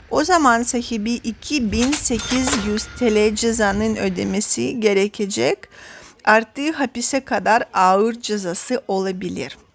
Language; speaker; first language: Turkish; non-native, fluent; Russian